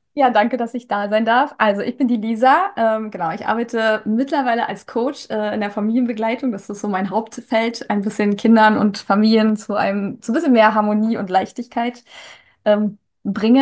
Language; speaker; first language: German; native; German